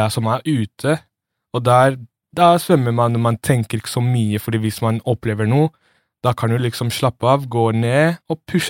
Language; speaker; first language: Norwegian; early bilingual, other home language; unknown